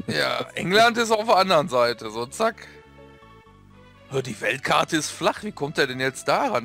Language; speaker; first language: German; native; German